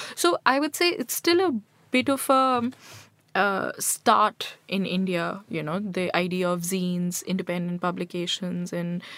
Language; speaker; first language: English; non-native, local second language; Hindi